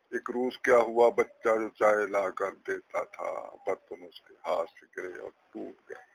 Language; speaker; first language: Urdu; non-native, local second language; Punjabi